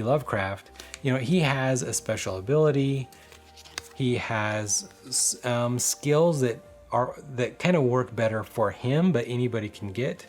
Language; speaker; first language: English; native; English